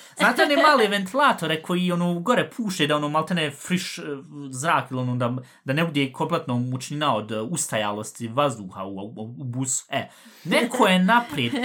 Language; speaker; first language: Bosnian; early bilingual, heritage; Bosnian